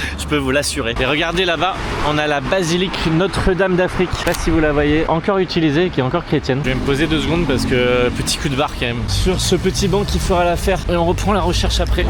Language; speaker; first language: French; native; French